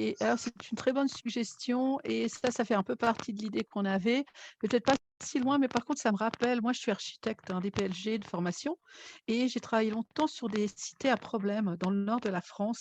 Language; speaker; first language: French; native; French